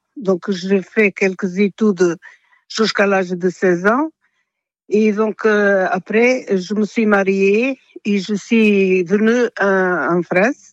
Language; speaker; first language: French; non-native, fluent; Portuguese